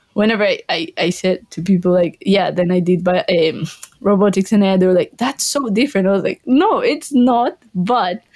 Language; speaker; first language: English; non-native, fluent; Spanish